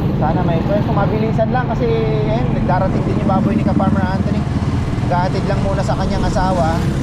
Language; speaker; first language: Filipino; native; Filipino